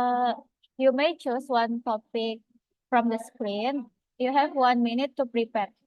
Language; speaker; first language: English; non-native, fluent; Indonesian